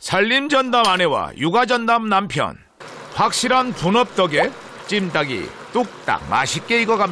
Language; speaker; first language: Korean; native; Korean